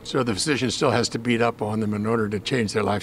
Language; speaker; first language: English; native; English